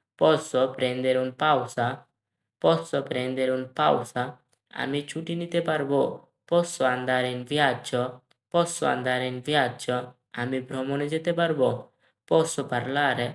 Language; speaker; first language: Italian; non-native, learner; Bangla